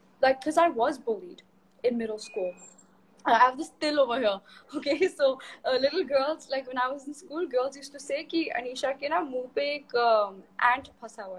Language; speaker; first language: English; non-native, local second language; Hindi